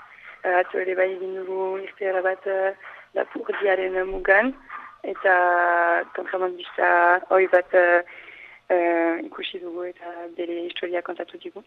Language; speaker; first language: Basque; non-native, learner; French